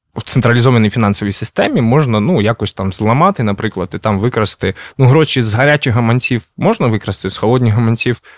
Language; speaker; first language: Ukrainian; non-native, local second language; Russian